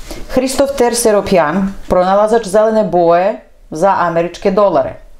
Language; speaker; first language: Serbian; non-native, fluent; Armenian